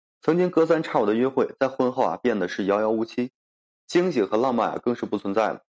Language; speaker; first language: Chinese; native; Chinese